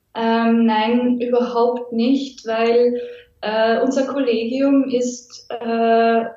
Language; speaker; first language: German; native; German